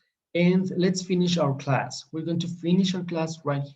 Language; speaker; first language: English; non-native, fluent; Spanish